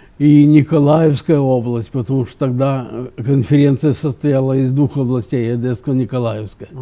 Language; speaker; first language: Russian; native; Russian